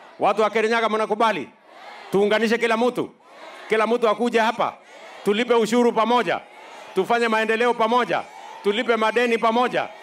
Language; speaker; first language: Swahili; non-native, local second language; Kalenjin